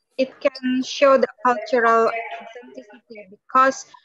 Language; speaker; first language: English; non-native, fluent; Indonesian